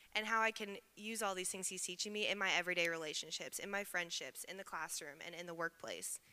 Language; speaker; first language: English; native; English